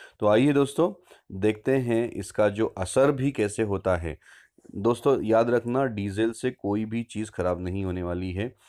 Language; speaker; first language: Hindi; non-native, local second language; Marathi